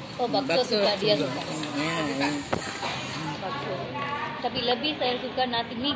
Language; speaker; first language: Indonesian; non-native, learner; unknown